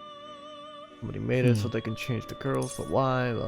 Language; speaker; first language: English; native; English